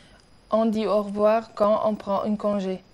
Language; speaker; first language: French; non-native, learner; Arabic